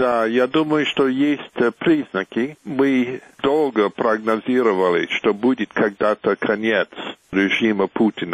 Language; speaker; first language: Russian; non-native, fluent; English